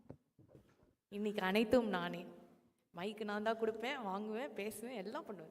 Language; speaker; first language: Tamil; native; Tamil